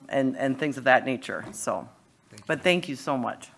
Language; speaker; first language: English; native; English